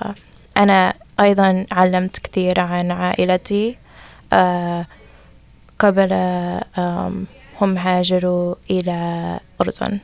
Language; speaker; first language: Arabic; non-native, learner; English